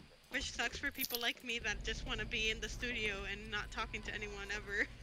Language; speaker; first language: English; non-native, fluent; Spanish